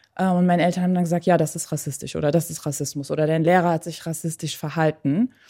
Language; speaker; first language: German; early bilingual, other home language; Persian